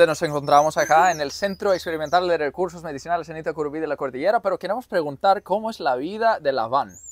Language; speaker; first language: Spanish; non-native, fluent; Greek